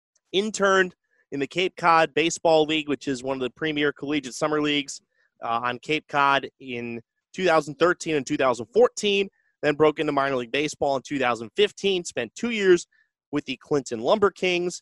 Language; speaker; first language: English; native; English